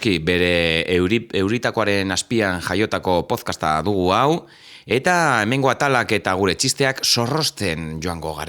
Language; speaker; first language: Basque; native; Basque